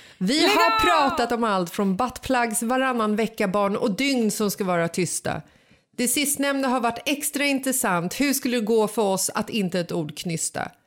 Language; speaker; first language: Swedish; native; Swedish